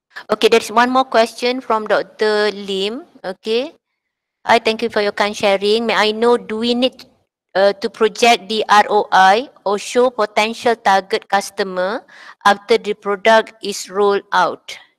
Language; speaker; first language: English; non-native, local second language; Malay